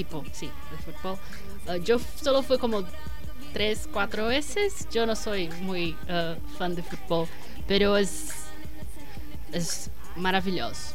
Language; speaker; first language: Spanish; non-native, learner; Portuguese